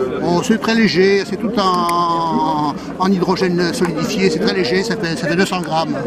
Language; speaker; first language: French; native; French